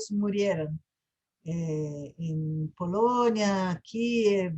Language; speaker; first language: Spanish; non-native, fluent; Portuguese